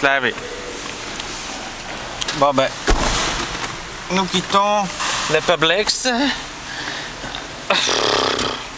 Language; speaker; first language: French; native; French